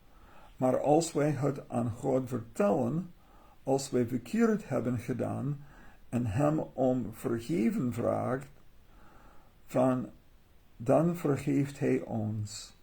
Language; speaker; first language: Dutch; non-native, learner; English